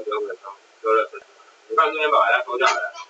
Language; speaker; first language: Chinese; native; Chinese